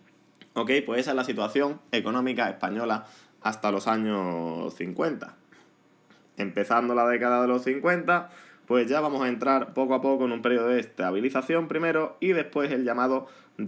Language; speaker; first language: Spanish; native; Spanish